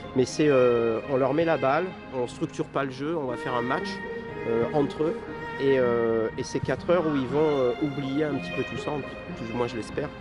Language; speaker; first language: French; native; French